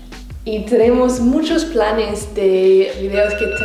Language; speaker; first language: Spanish; non-native, learner; English